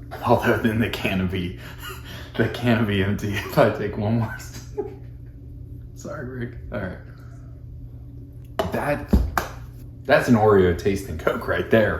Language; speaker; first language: English; native; English